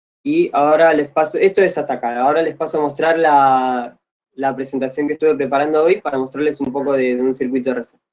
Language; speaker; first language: Spanish; native; Spanish